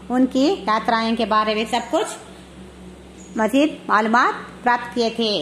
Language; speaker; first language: Hindi; non-native, local second language; Kannada